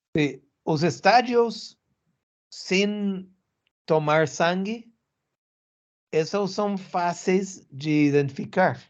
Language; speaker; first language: Portuguese; non-native, learner; English